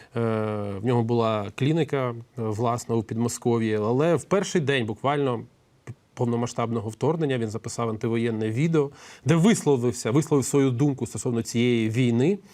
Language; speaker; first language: Ukrainian; native; Ukrainian